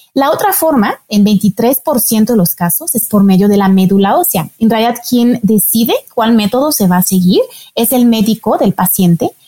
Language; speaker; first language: Spanish; non-native, fluent; French